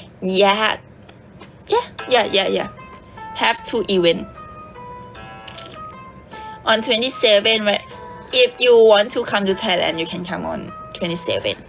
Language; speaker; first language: English; non-native, learner; Thai